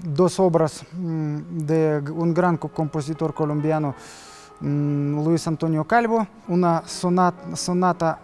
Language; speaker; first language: Spanish; non-native, learner; Russian